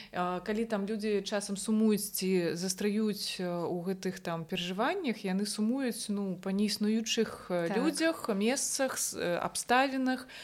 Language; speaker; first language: Belarusian; non-native, local second language; Russian